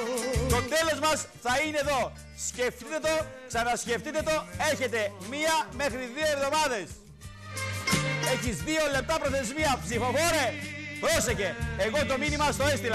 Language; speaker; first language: Greek; native; Greek